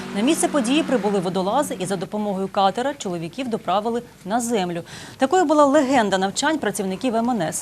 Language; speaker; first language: Ukrainian; native; Ukrainian